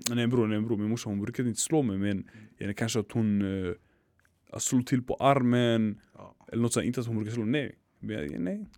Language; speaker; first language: Swedish; early bilingual, other home language; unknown